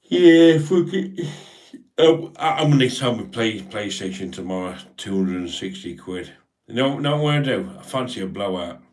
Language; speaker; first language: English; native; English